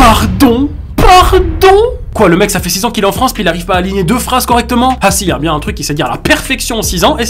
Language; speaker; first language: French; native; French